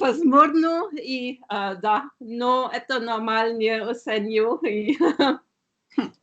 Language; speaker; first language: Russian; non-native, learner; German